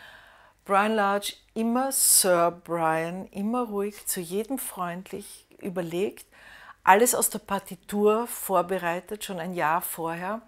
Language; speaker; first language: German; native; German